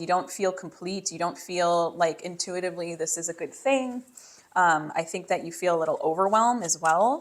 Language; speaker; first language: English; native; English